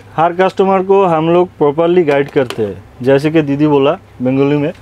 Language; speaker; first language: Hindi; non-native, local second language; Bangla